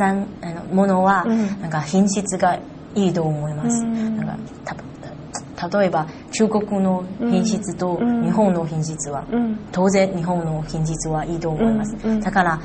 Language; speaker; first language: Japanese; non-native, learner; Chinese